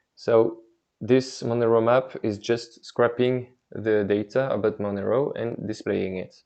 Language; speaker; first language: English; non-native, fluent; French